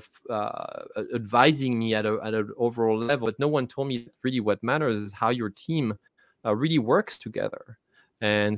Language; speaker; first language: English; non-native, fluent; French